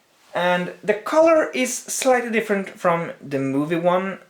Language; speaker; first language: English; non-native, fluent; Swedish